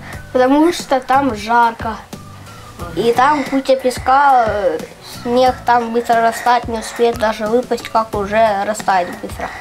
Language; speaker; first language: Russian; native; Russian